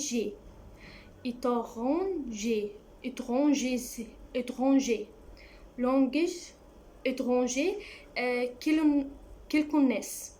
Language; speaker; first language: French; non-native, learner; Arabic